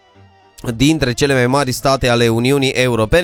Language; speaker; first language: Romanian; native; Romanian